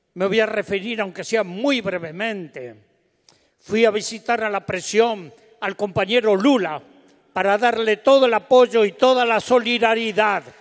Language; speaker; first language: Spanish; native; Spanish